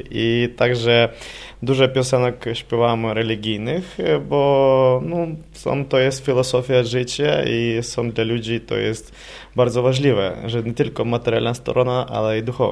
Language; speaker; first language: Polish; non-native, learner; Ukrainian